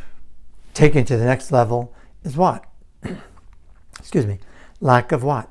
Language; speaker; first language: English; native; English